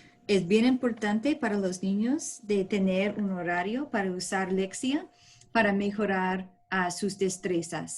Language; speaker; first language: Spanish; non-native, learner; English